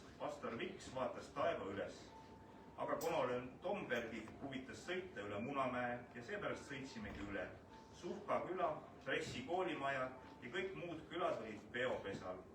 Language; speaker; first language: Estonian; native; Estonian